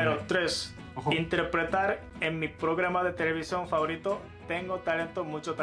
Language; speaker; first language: Spanish; non-native, fluent; Japanese